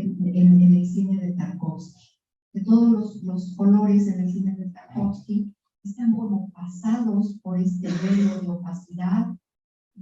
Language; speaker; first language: Spanish; native; Spanish